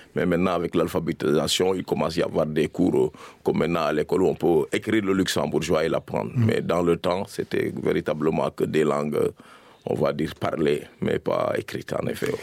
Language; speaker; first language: French; non-native, local second language; Serer